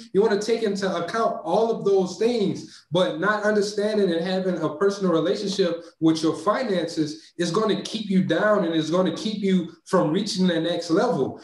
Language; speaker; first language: English; native; English